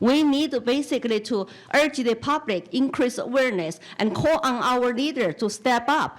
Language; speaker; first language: English; non-native, fluent; Chinese